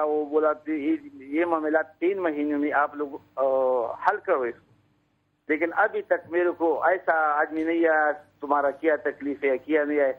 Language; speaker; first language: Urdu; non-native, local second language; Pashto